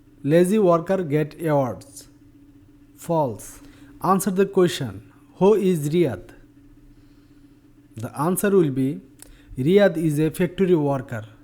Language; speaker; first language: English; non-native, local second language; Bangla